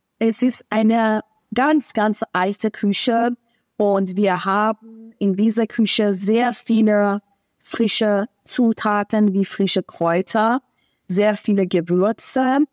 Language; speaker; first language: German; non-native, fluent; Persian